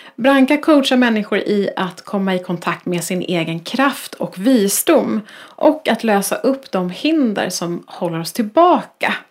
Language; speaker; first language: Swedish; native; Swedish